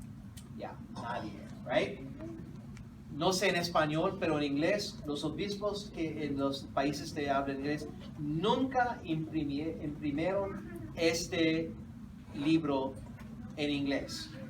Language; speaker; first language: Spanish; non-native, fluent; English